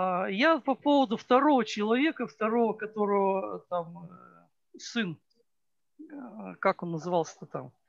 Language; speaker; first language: Russian; native; Russian